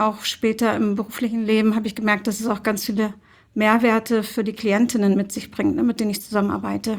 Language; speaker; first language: German; early bilingual, other home language; Turkish